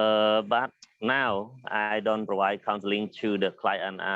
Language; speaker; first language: English; non-native, learner; Khmer